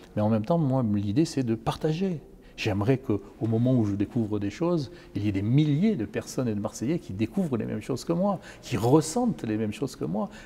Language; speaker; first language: French; native; French